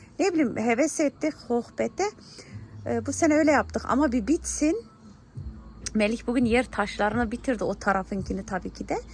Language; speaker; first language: Turkish; early bilingual, heritage; Turkish